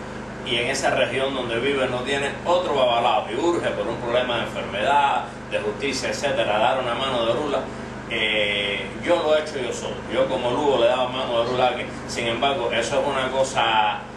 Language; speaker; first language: Spanish; native; Spanish